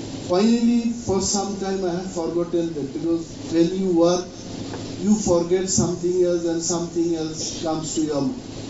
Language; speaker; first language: English; non-native, local second language; Bangla